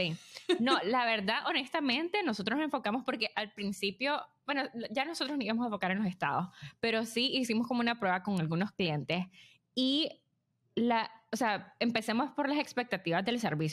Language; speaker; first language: Spanish; native; Spanish